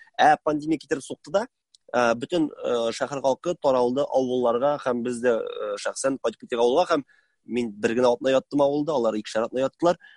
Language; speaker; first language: Tatar; native; Tatar